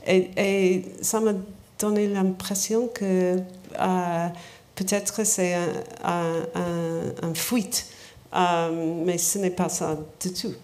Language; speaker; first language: French; non-native, learner; English